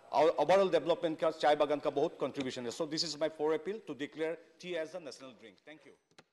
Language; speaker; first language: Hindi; non-native, local second language; Assamese